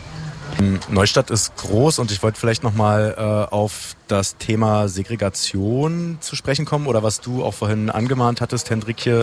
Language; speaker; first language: German; native; German